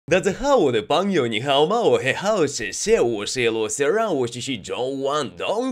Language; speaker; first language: Chinese; non-native, learner; Russian